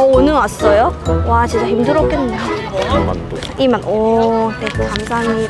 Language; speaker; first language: Korean; non-native, learner; Vietnamese